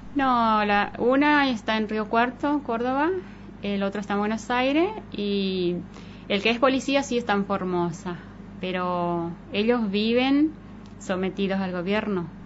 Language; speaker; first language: Spanish; native; Spanish